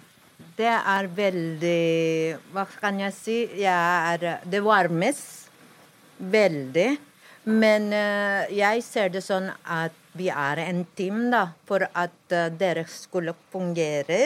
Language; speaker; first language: Norwegian; non-native, fluent; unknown